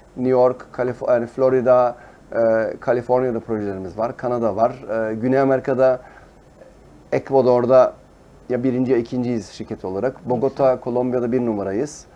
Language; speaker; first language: Turkish; early bilingual, heritage; Turkish